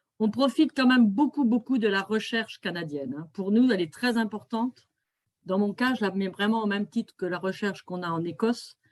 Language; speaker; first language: French; native; French